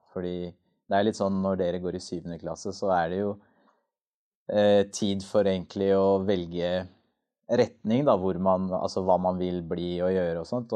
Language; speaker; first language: Norwegian; native; Norwegian